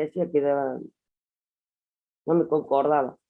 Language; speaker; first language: Spanish; native; Spanish